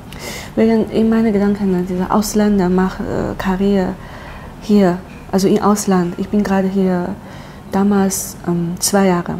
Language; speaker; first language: German; non-native, learner; Chinese